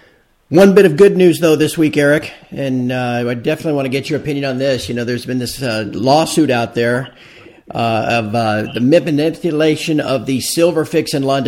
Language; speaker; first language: English; native; English